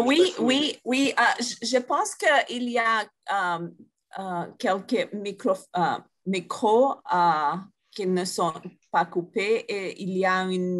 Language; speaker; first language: French; non-native, fluent; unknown